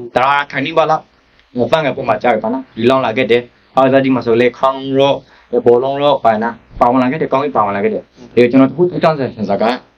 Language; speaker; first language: Burmese; native; Burmese